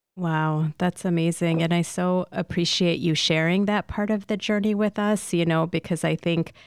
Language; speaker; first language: English; native; English